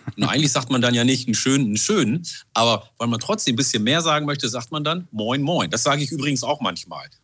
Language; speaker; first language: German; non-native, fluent; Oromo